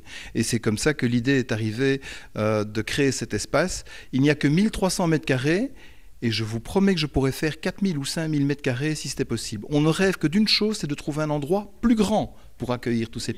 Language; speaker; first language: French; native; French